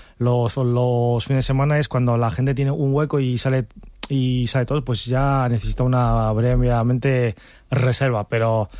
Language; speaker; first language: Spanish; non-native, fluent; Chinese